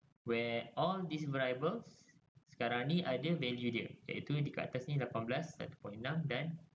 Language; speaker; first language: English; non-native, local second language; Malay